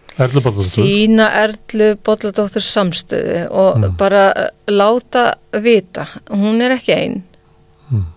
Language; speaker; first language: Icelandic; non-native, fluent; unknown